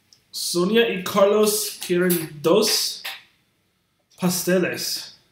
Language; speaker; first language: Spanish; non-native, learner; English